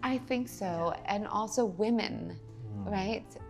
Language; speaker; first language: English; early bilingual, other home language; Vietnamese